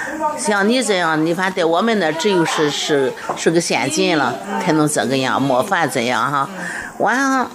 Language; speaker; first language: Chinese; native; Chinese